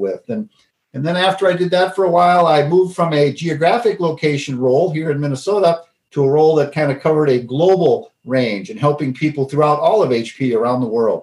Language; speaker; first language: English; native; English